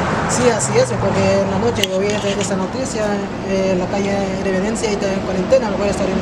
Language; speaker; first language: Spanish; non-native, fluent; Haitian Creole